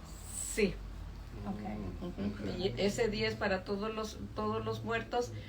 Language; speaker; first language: Spanish; native; Spanish